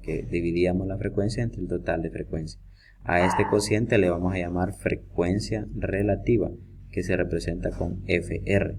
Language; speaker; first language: Spanish; native; Spanish